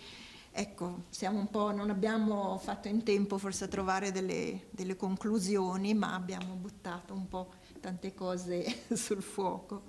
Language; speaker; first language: Italian; native; Italian